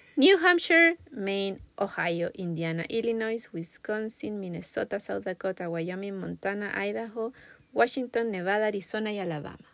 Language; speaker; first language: Spanish; native; Spanish